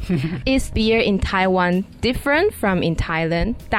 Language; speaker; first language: English; non-native, fluent; Chinese